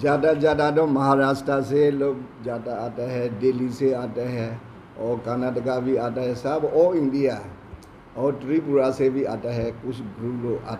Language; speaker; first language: Hindi; non-native, learner; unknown